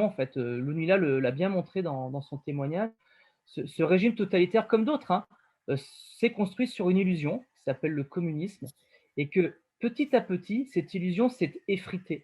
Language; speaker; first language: French; native; French